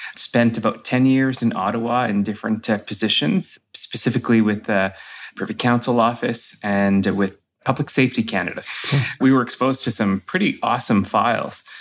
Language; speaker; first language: English; native; English